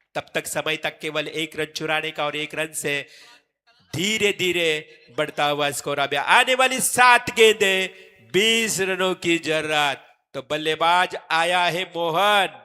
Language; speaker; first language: Hindi; non-native, local second language; Marathi